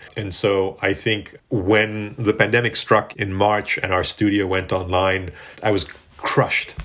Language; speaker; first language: English; native; English